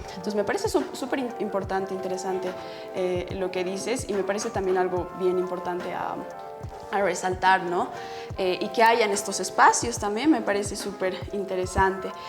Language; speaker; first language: Spanish; native; Spanish